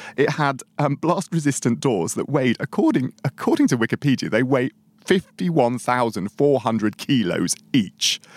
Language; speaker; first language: English; native; English